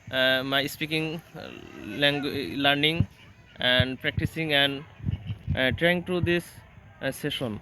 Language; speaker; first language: English; non-native, learner; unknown